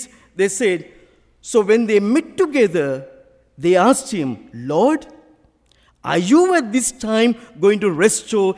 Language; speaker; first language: English; non-native, local second language; Sinhala